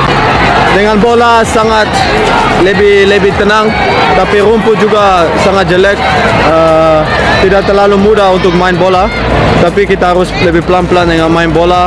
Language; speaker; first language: Indonesian; non-native, fluent; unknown